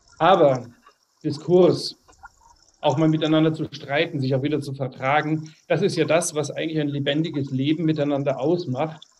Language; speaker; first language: German; native; German